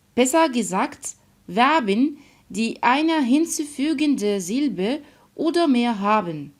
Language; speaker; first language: German; non-native, fluent; Arabic